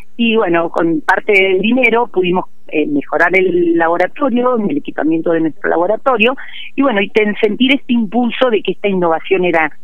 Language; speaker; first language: Spanish; native; Spanish